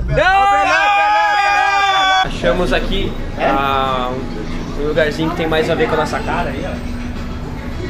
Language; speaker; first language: Portuguese; native; Portuguese